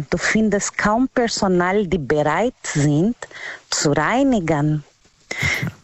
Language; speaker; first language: German; non-native, learner; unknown